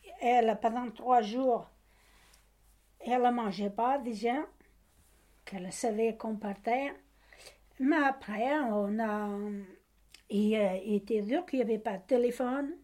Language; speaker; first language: French; non-native, learner; Portuguese